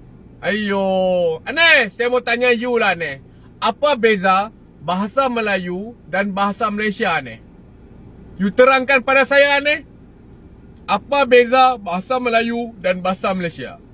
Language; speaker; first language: Malay; native; Malay